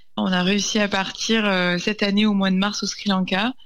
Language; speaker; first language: French; native; French